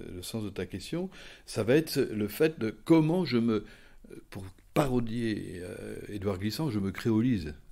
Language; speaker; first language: French; native; French